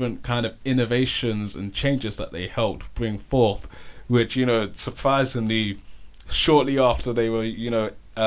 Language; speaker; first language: English; native; English